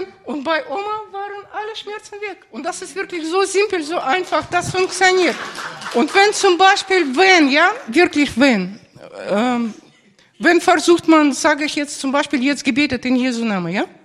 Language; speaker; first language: German; non-native, fluent; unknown